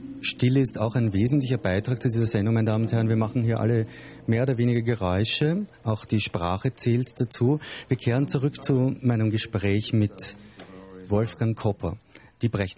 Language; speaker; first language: German; native; German